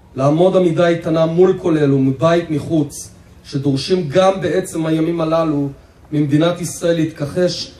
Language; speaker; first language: Hebrew; native; Hebrew